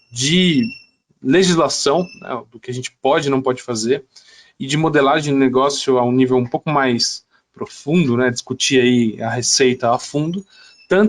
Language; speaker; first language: Portuguese; native; Portuguese